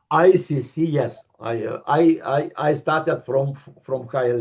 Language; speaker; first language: English; non-native, learner; Lithuanian